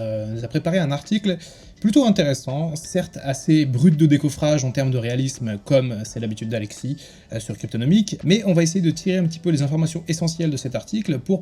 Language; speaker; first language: French; native; French